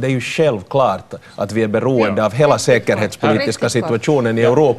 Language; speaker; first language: Swedish; native; Swedish